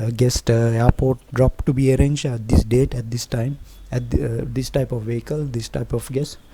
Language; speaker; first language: English; non-native, local second language; Sinhala